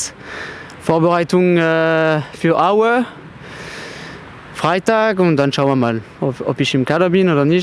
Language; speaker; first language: German; non-native, fluent; French